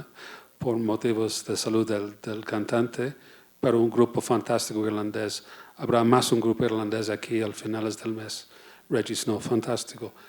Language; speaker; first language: Spanish; non-native, fluent; English